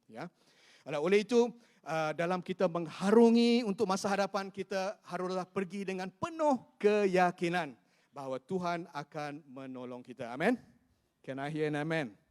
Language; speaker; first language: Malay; non-native, local second language; Chinese